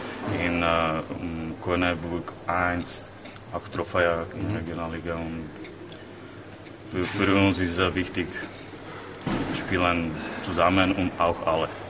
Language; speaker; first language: German; non-native, learner; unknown